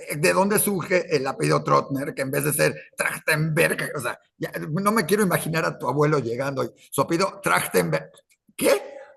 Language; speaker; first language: Spanish; native; Spanish